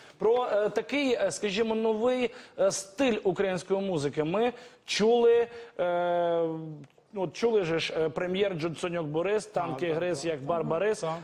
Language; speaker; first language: Ukrainian; native; Ukrainian